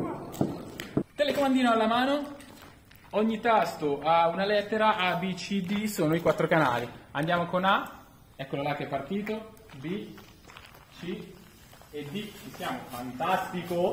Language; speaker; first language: Italian; native; Italian